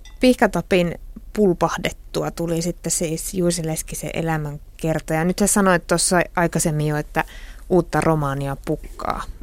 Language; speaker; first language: Finnish; native; Finnish